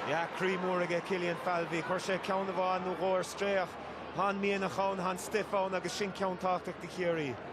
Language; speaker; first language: Irish; native; Irish